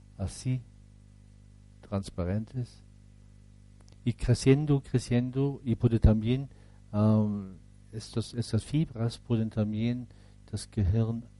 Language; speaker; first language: Spanish; non-native, fluent; German